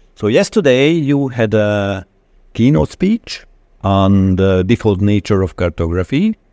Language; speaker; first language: English; non-native, fluent; Hungarian